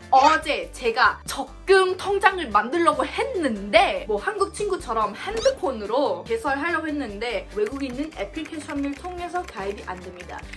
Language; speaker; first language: Korean; non-native, fluent; Thai